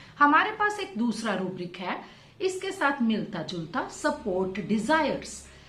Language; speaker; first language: Hindi; non-native, local second language; Punjabi